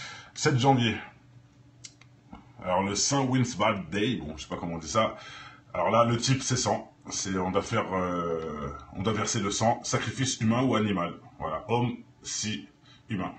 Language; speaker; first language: French; native; French